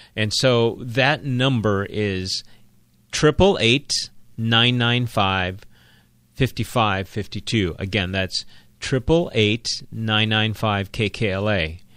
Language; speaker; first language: English; non-native, local second language; Filipino